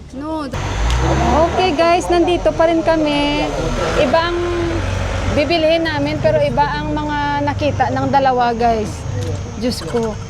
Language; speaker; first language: Filipino; native; Filipino